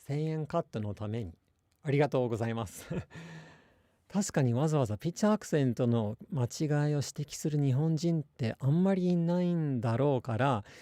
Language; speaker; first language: Japanese; non-native, fluent; English